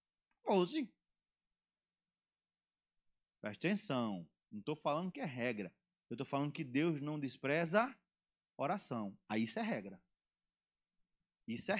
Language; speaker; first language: Portuguese; native; Portuguese